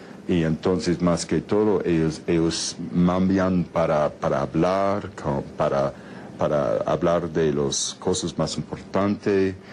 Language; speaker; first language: Spanish; non-native, fluent; English